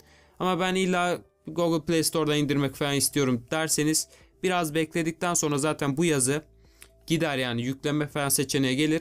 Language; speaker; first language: Turkish; native; Turkish